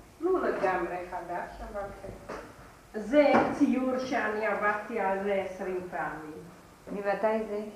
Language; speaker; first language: Hebrew; non-native, fluent; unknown